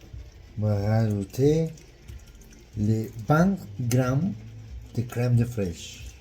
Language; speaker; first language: French; non-native, learner; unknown